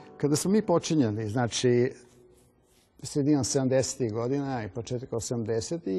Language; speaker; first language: Serbian; native; Serbian